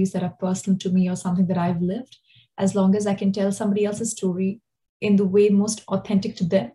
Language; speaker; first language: English; non-native, local second language; Hindi